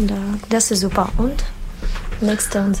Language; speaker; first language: German; non-native, learner; Russian